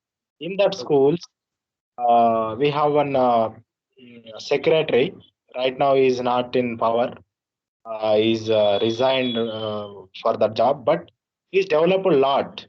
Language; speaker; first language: English; non-native, learner; Telugu